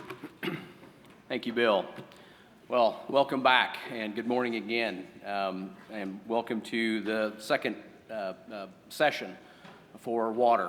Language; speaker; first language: English; native; English